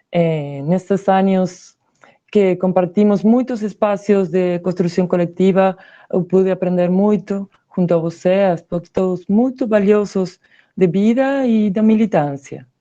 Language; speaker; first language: Portuguese; non-native, learner; Spanish